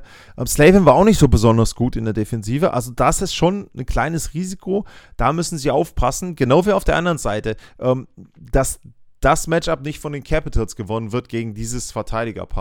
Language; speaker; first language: German; native; German